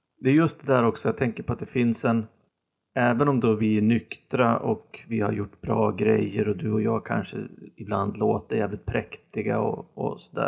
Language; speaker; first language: Swedish; native; Swedish